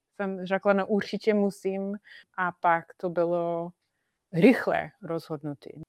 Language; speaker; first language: Czech; non-native, fluent; English